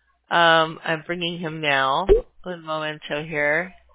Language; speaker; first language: English; native; English